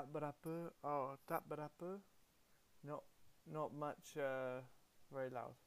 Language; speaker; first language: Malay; non-native, learner; English